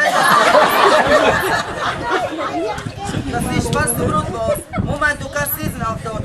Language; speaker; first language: German; non-native, learner; Arabic